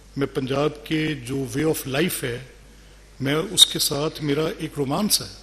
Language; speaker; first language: Urdu; non-native, local second language; Punjabi